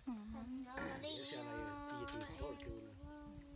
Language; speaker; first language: Swedish; non-native, learner; Thai